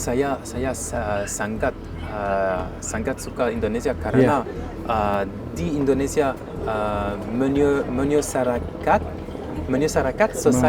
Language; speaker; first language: Indonesian; non-native, learner; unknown